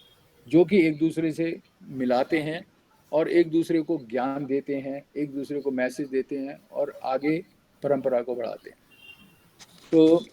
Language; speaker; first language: Hindi; native; Hindi